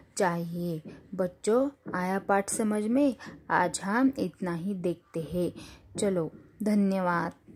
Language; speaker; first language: Hindi; non-native, local second language; Marathi